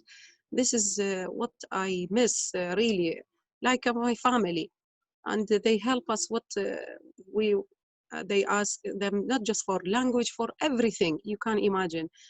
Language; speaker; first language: English; non-native, learner; Arabic